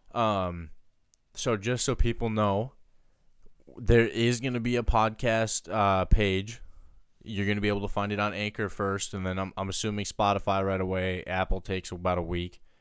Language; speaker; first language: English; native; English